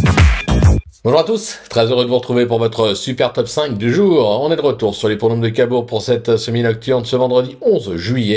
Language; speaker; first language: French; native; French